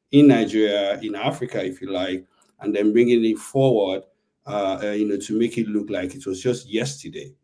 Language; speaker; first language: English; non-native, local second language; Yoruba